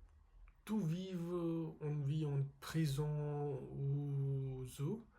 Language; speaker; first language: French; non-native, learner; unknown